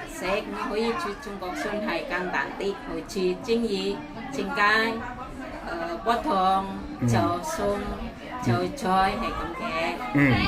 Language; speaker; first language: Cantonese; non-native, learner; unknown